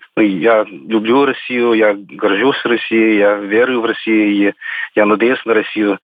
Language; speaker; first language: Russian; non-native, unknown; English